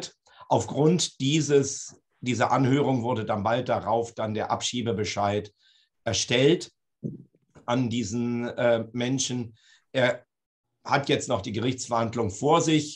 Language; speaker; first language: German; native; German